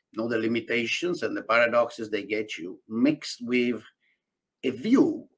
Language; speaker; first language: English; non-native, fluent; Italian